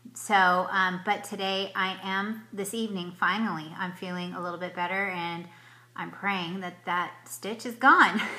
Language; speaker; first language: English; native; English